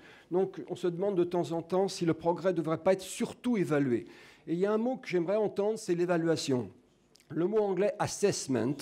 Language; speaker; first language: French; native; French